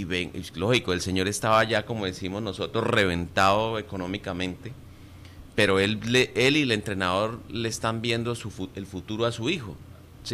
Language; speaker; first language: Spanish; native; Spanish